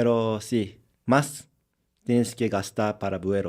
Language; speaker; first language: Spanish; non-native, learner; Japanese